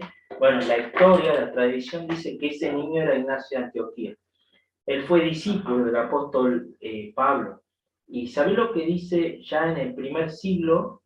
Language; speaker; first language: Spanish; native; Spanish